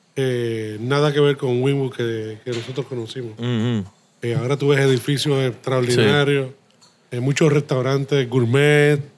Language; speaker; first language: Spanish; native; Spanish